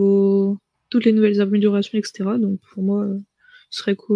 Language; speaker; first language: French; native; French